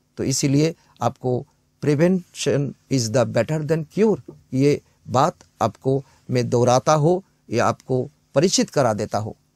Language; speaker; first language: Hindi; non-native, local second language; Bangla